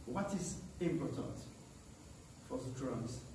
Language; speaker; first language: English; non-native, learner; French